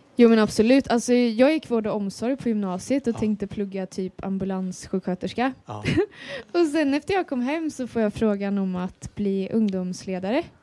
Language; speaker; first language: Swedish; native; Swedish